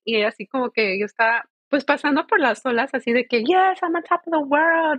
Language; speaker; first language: Spanish; early bilingual, heritage; Spanish